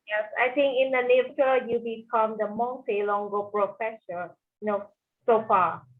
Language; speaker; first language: English; non-native, learner; Vietnamese